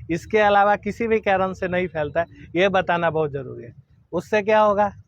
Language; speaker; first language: Hindi; non-native, local second language; Gujarati